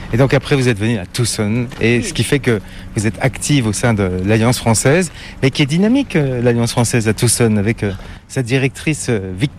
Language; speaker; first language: French; native; French